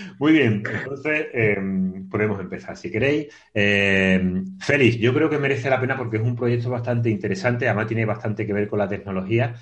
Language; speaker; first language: Spanish; native; Spanish